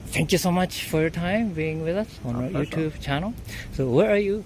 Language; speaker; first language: English; non-native, learner; Japanese